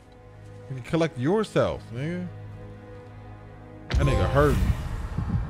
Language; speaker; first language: English; native; English